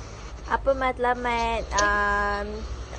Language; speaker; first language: Malay; native; Malay